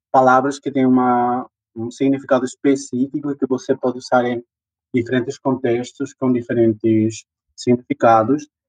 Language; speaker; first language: Portuguese; non-native, fluent; Spanish